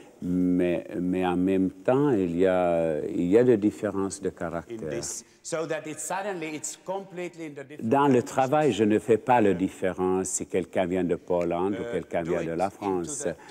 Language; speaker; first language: French; non-native, fluent; Finnish